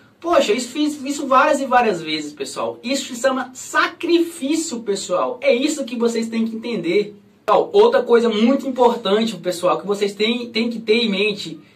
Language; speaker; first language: Portuguese; native; Portuguese